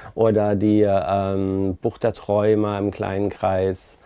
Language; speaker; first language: German; native; German